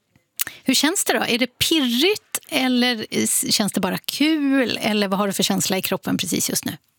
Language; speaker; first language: Swedish; native; Swedish